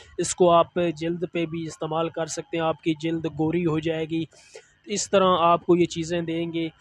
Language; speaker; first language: Urdu; non-native, local second language; Punjabi